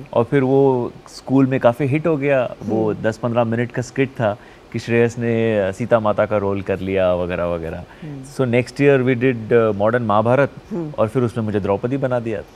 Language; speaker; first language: Hindi; non-native, local second language; Marathi